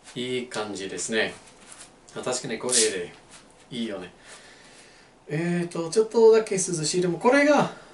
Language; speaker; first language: Japanese; non-native, learner; English